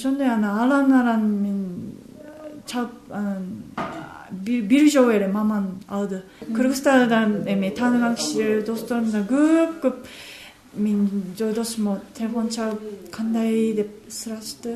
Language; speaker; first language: Kyrgyz; non-native, learner; Japanese